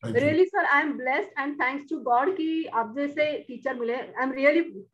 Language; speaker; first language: Hindi; non-native, local second language; Marathi